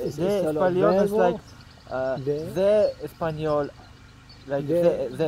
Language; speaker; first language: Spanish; non-native, learner; English